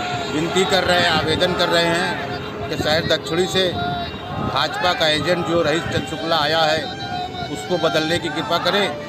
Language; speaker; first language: Hindi; native; Hindi